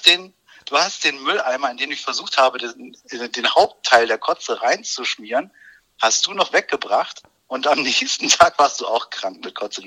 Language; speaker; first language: German; native; German